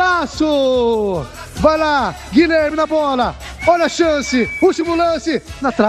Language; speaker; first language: Portuguese; native; Portuguese